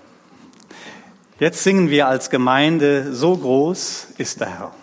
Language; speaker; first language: German; native; German